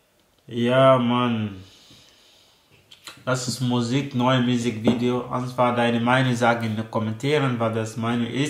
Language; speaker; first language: German; non-native, learner; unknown